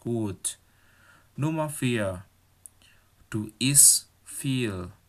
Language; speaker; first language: German; non-native, fluent; Indonesian